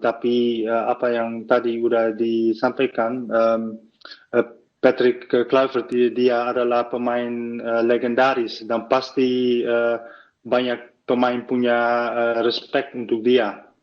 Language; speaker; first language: Indonesian; non-native, fluent; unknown